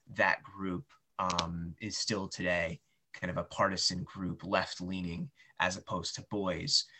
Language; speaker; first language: English; native; English